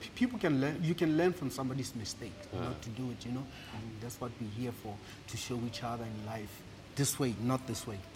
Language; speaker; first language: English; non-native, local second language; Southern Sotho